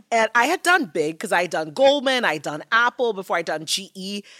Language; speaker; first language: English; non-native, local second language; Yoruba